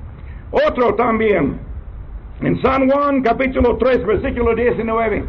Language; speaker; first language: Spanish; non-native, learner; English